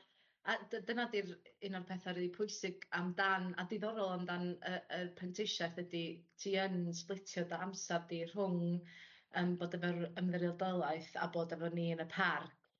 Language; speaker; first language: Welsh; native; Welsh